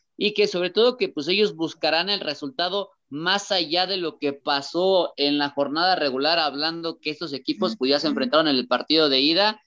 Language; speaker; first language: Spanish; native; Spanish